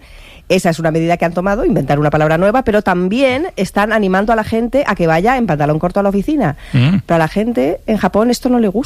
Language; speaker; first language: Spanish; native; Spanish